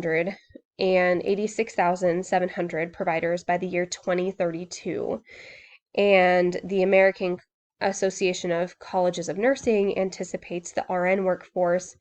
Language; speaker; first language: English; native; English